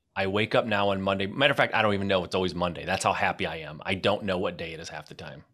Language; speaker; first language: English; native; English